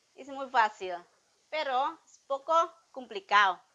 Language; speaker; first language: Spanish; non-native, learner; Indonesian